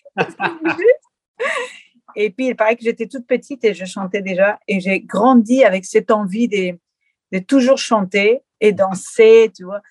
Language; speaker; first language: French; non-native, fluent; Spanish